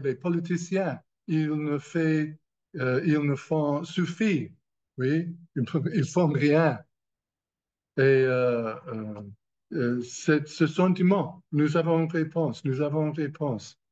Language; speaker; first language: French; non-native, learner; English